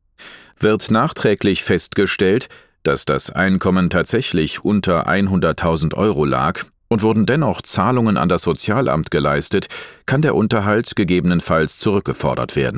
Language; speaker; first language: German; native; German